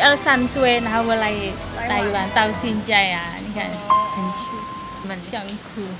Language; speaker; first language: Chinese; non-native, learner; Indonesian